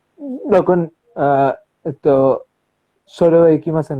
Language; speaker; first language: Japanese; non-native, learner; Bangla